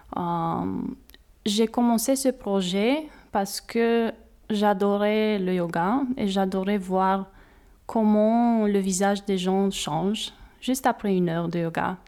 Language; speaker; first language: French; non-native, fluent; Romanian